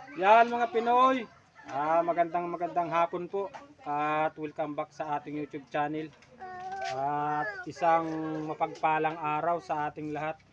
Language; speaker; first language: Filipino; non-native, local second language; Bikol